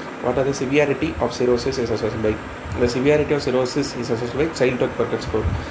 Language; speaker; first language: English; non-native, local second language; Tamil